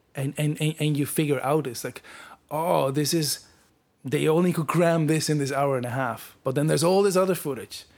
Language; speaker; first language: English; non-native, fluent; Dutch